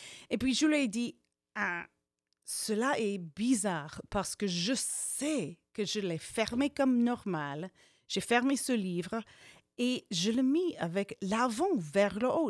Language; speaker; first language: French; non-native, fluent; English